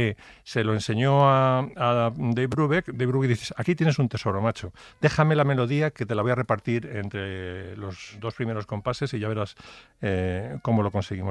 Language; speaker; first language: Spanish; native; Spanish